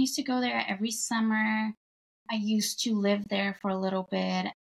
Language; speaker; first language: English; non-native, fluent; Bulgarian